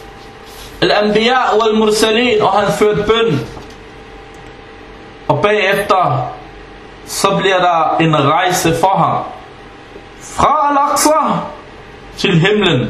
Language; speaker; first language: Danish; non-native, fluent; Arabic